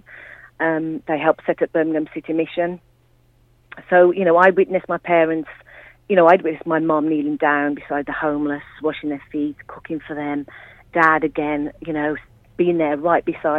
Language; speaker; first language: English; native; English